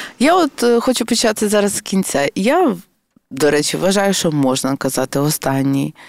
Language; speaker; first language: Ukrainian; native; Ukrainian